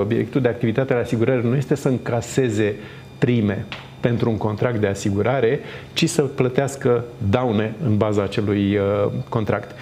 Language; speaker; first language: Romanian; native; Romanian